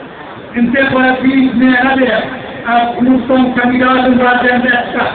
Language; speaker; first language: Swedish; non-native, fluent; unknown